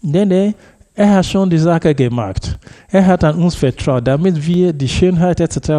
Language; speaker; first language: German; non-native, fluent; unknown